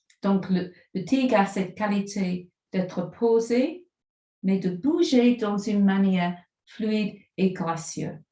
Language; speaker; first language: French; non-native, fluent; English